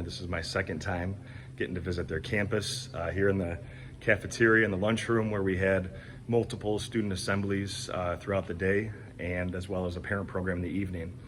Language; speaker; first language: English; native; English